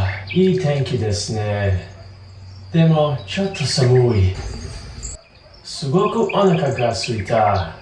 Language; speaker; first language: Japanese; non-native, learner; English